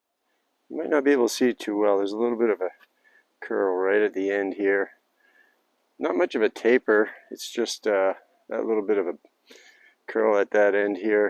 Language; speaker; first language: English; native; English